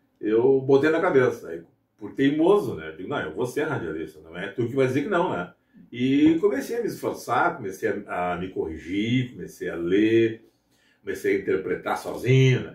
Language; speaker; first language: Portuguese; native; Portuguese